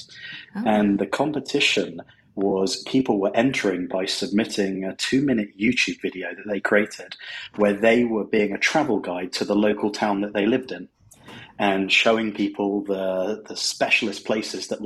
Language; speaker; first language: English; native; English